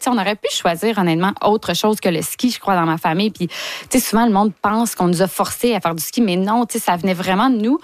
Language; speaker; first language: French; native; French